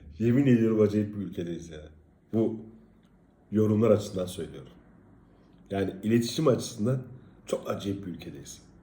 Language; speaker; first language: Turkish; native; Turkish